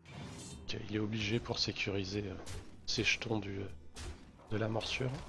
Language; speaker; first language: French; native; French